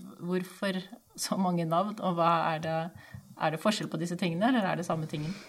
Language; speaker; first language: Norwegian; native; Norwegian